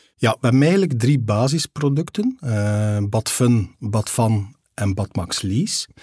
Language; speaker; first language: Dutch; native; Dutch